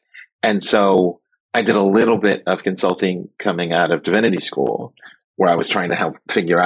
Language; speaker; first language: English; native; English